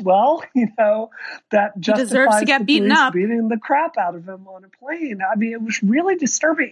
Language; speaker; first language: English; native; English